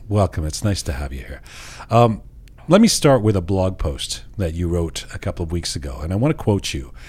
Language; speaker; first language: English; early bilingual, other home language; Persian